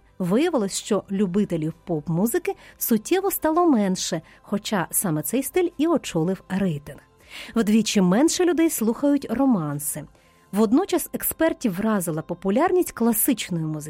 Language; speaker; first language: Ukrainian; native; Ukrainian